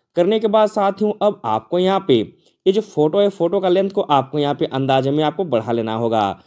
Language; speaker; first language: Hindi; native; Hindi